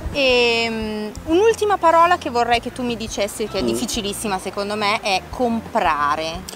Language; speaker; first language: Italian; native; Italian